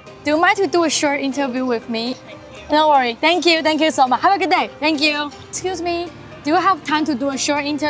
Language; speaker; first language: English; non-native, fluent; Chinese